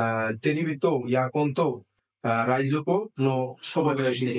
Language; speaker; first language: Japanese; non-native, learner; Bangla